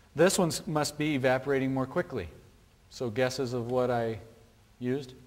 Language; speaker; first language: English; native; English